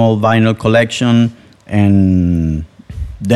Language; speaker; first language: English; non-native, fluent; Spanish